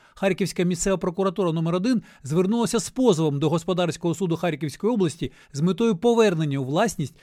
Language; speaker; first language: Ukrainian; non-native, local second language; Russian